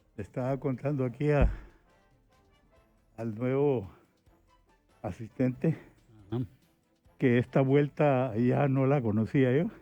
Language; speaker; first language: Spanish; native; Spanish